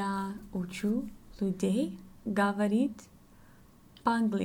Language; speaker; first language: Russian; non-native, learner; English